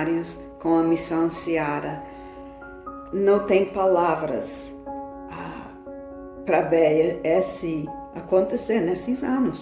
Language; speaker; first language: Portuguese; non-native, fluent; English